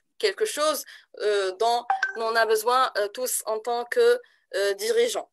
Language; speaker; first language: French; non-native, local second language; Arabic